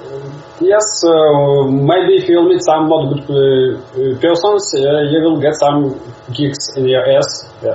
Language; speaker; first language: English; non-native, learner; Russian